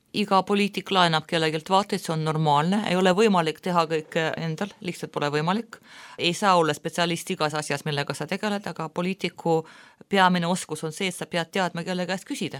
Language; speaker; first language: Estonian; non-native, local second language; Russian